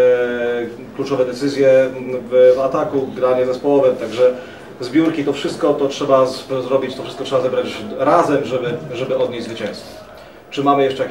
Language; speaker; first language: Polish; native; Polish